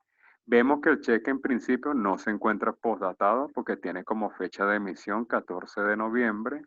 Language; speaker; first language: Spanish; native; Spanish